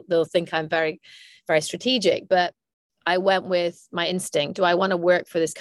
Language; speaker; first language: English; native; English